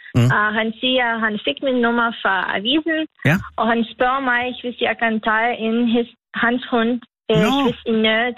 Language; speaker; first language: Danish; non-native, learner; Lithuanian